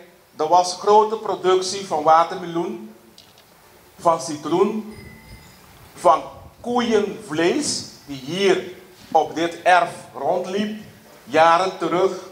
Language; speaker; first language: Dutch; non-native, local second language; Papiamento